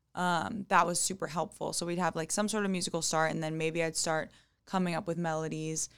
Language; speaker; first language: English; native; English